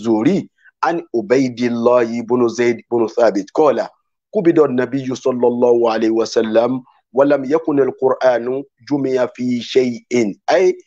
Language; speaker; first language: Arabic; non-native, fluent; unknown